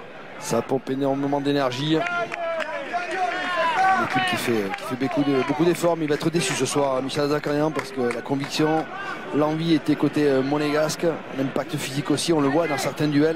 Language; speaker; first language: French; native; French